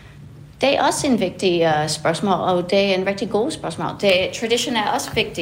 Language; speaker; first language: Danish; non-native, fluent; English